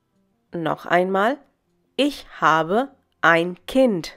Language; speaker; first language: German; non-native, fluent; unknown